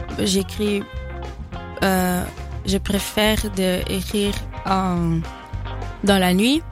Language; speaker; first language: French; non-native, fluent; Dutch